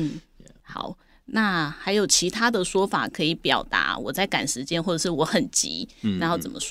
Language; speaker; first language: Chinese; native; Chinese